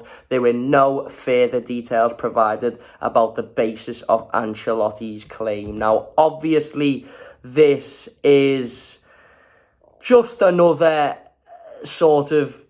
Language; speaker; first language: English; native; English